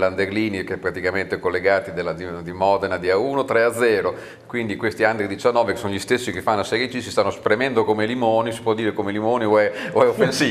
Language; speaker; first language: Italian; native; Italian